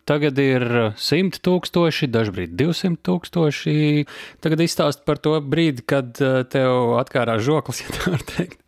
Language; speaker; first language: Latvian; native; Latvian